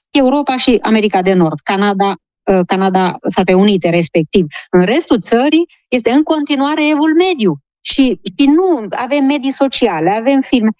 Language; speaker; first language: Romanian; native; Romanian